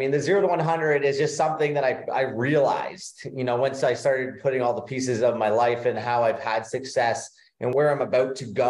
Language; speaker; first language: English; native; English